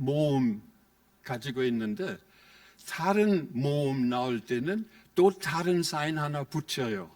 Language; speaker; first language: Korean; non-native, fluent; German